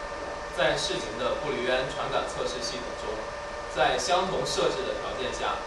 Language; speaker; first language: Chinese; native; Chinese